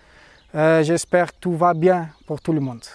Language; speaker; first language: French; non-native, fluent; Portuguese